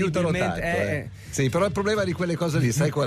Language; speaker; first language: Italian; native; Italian